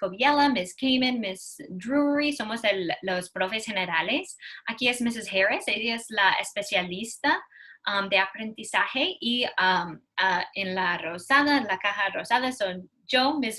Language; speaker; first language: Spanish; non-native, learner; English